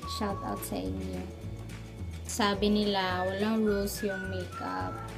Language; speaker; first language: Filipino; non-native, local second language; Cebuano